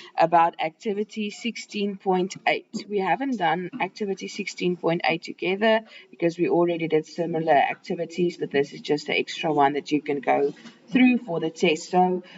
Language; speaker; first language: English; non-native, local second language; Afrikaans